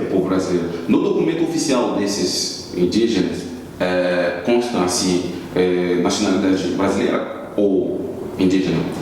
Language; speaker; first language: Portuguese; non-native, fluent; Haitian Creole